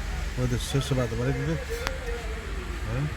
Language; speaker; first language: Arabic; native; Arabic